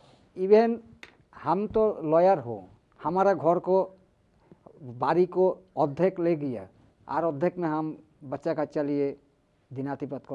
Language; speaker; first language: Hindi; non-native, learner; Bangla